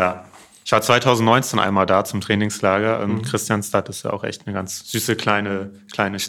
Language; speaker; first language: German; native; German